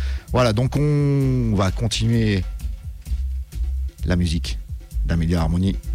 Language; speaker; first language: French; native; French